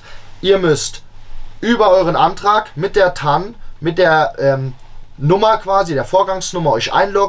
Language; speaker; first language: German; native; German